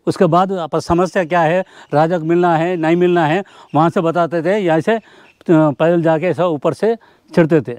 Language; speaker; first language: Hindi; non-native, local second language; Telugu